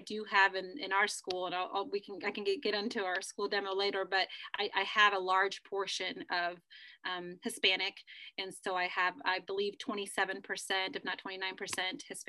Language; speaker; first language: English; early bilingual, other home language; Spanish